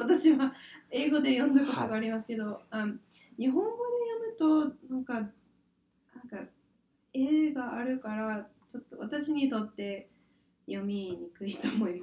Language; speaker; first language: Japanese; non-native, fluent; English